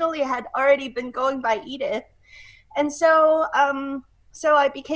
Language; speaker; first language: English; non-native, local second language; Cantonese